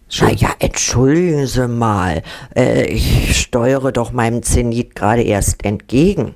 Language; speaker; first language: German; native; German